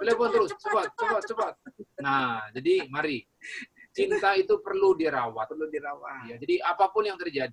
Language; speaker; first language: Indonesian; native; Indonesian